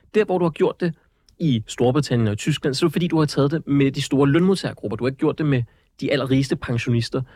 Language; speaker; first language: Danish; early bilingual, other home language; Central Kurdish